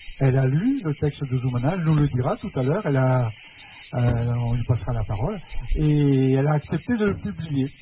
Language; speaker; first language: French; non-native, fluent; Spanish